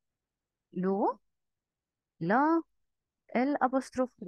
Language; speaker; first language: French; non-native, fluent; Arabic